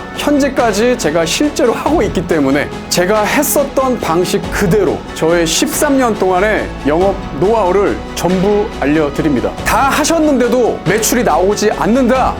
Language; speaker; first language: Korean; native; Korean